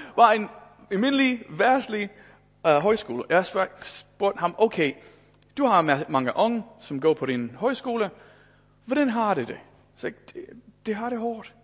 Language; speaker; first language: Danish; non-native, fluent; English